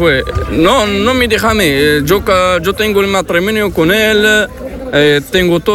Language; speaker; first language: Spanish; non-native, learner; Arabic